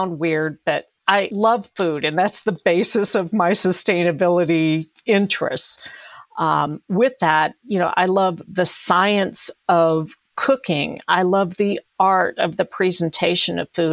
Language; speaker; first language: English; native; English